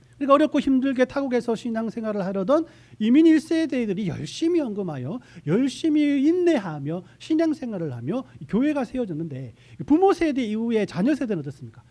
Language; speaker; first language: Korean; native; Korean